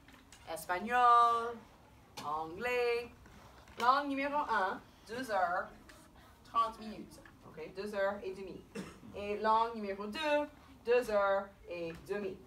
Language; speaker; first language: French; non-native, fluent; English